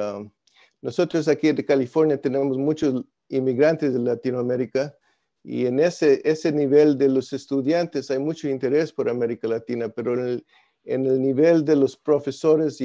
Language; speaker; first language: Spanish; non-native, fluent; English